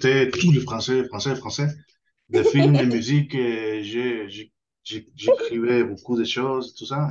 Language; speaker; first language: French; non-native, fluent; Spanish